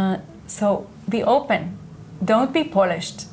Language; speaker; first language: English; non-native, fluent; Hebrew